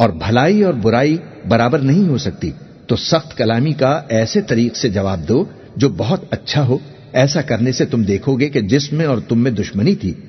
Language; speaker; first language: Urdu; native; Urdu